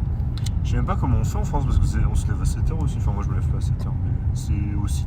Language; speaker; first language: French; native; French